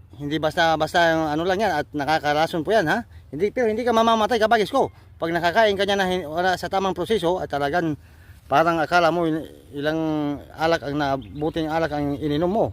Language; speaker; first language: Filipino; non-native, local second language; Iloko